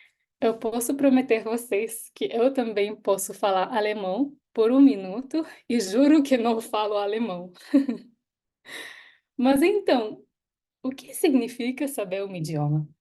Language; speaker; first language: Portuguese; non-native, fluent; Hebrew